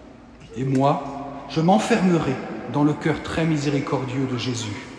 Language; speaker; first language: French; native; French